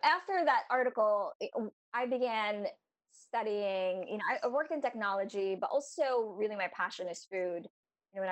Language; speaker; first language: English; non-native, local second language; Filipino